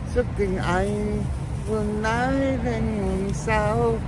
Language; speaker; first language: Vietnamese; non-native, learner; English